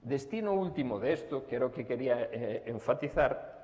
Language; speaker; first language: Spanish; non-native, local second language; Galician